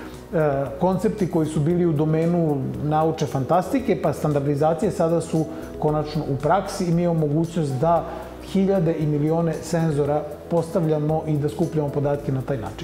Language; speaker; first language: Serbian; native; Serbian